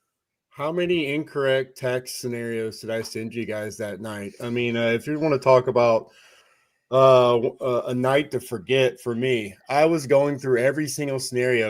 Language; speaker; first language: English; native; English